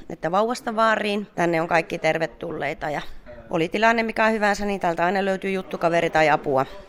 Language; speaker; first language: Finnish; native; Finnish